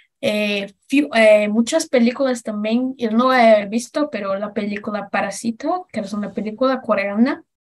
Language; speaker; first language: Spanish; non-native, learner; Portuguese